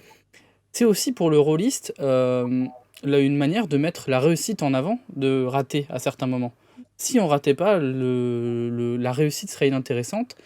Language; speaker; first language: French; native; French